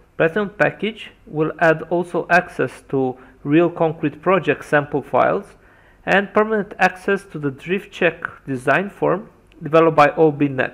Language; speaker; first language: English; non-native, fluent; Romanian